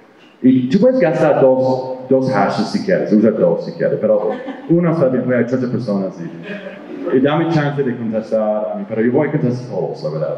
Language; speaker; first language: Spanish; non-native, fluent; English